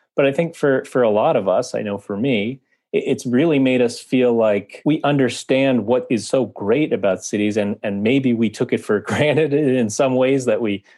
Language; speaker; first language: English; native; English